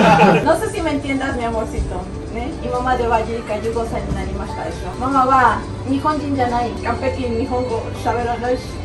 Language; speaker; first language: Japanese; non-native, learner; Spanish